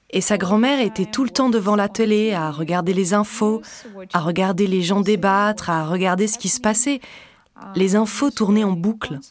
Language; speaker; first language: French; non-native, fluent; Ukrainian